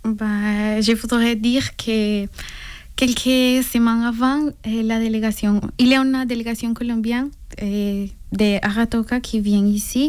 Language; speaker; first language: French; non-native, learner; Spanish